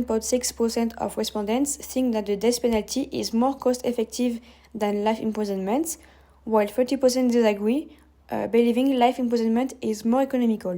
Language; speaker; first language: English; non-native, fluent; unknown